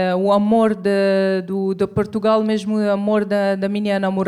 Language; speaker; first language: Portuguese; non-native, fluent; Arabic